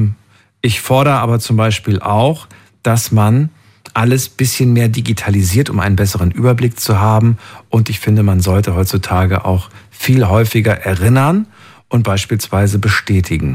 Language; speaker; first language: German; native; German